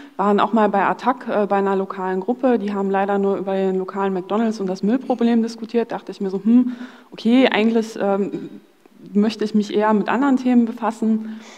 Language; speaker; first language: German; early bilingual, other home language; Polish